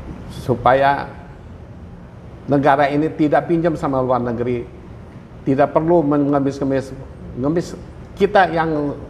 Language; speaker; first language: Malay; non-native, local second language; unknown